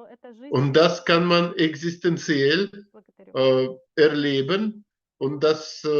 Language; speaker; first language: German; non-native, learner; Russian